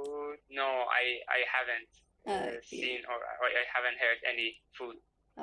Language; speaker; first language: English; non-native, learner; Persian